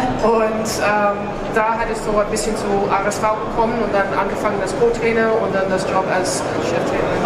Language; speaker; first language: German; non-native, fluent; English